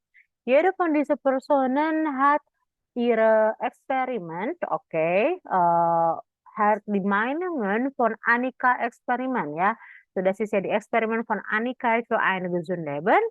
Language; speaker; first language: German; non-native, fluent; Indonesian